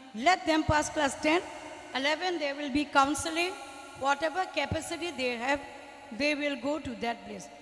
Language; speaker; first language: English; non-native, fluent; Burmese